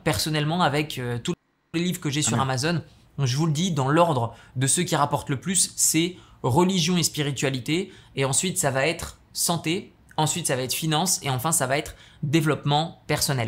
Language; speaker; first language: French; native; French